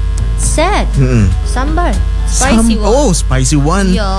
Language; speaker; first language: English; non-native, learner; Indonesian